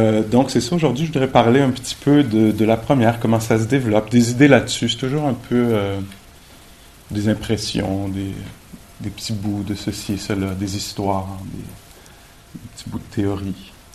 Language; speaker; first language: French; native; French